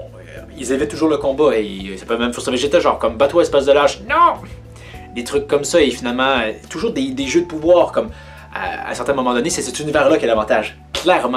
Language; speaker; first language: French; native; French